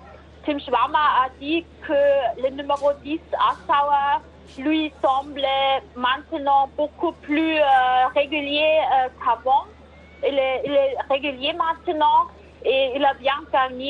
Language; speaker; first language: French; non-native, fluent; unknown